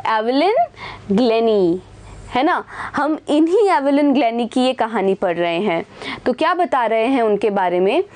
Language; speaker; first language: Hindi; native; Hindi